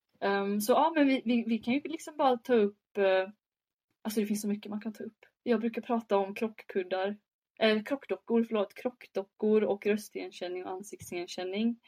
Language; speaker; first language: Swedish; early bilingual, other home language; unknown